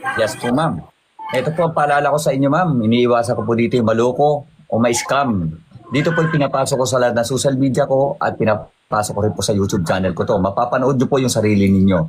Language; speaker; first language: Filipino; native; Filipino